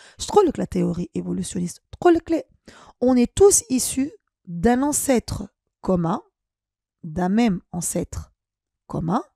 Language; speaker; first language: French; non-native, local second language; Arabic